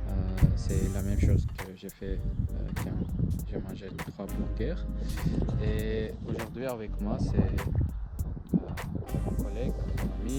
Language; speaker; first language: French; non-native, learner; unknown